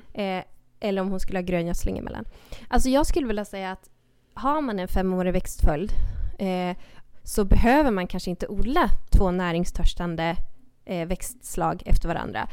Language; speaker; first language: Swedish; native; Swedish